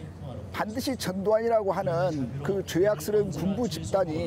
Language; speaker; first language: Korean; native; Korean